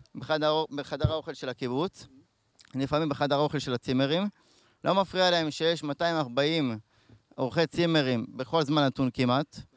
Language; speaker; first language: Hebrew; native; Hebrew